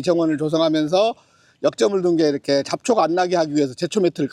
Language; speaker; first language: Korean; native; Korean